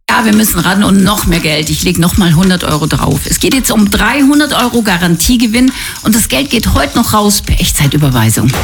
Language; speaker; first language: German; native; German